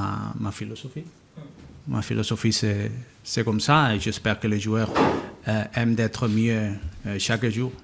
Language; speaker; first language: French; non-native, learner; Spanish